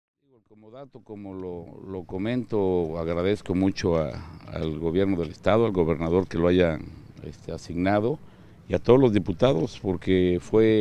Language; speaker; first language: Spanish; native; Spanish